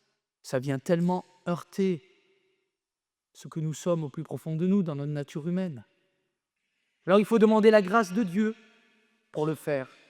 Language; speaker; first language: French; native; French